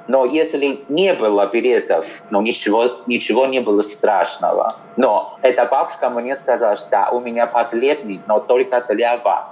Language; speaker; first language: Russian; non-native, fluent; Chinese